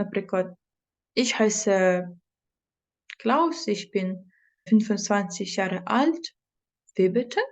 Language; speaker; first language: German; non-native, fluent; Ukrainian